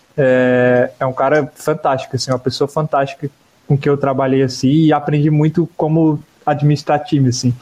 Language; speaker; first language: Portuguese; native; Portuguese